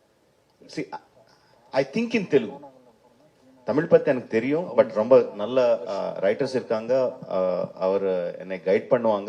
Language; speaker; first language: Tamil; non-native, fluent; Telugu